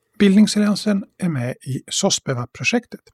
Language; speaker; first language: Swedish; native; Swedish